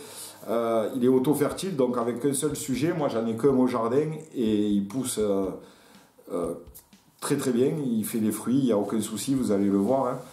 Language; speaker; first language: French; native; French